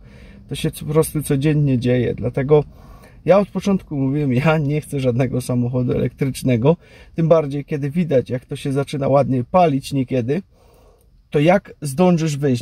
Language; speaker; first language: Polish; native; Polish